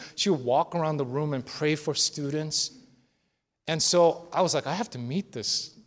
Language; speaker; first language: English; early bilingual, other home language; Korean